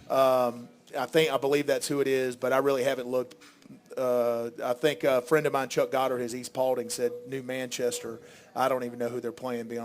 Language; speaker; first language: English; native; English